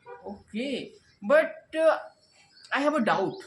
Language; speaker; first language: English; non-native, learner; Hindi